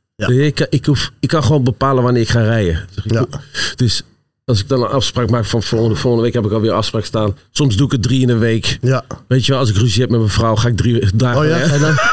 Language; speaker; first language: Dutch; native; Dutch